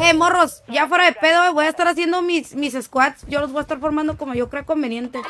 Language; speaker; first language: Spanish; native; Spanish